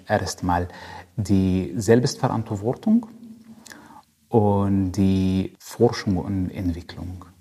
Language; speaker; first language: German; non-native, fluent; Arabic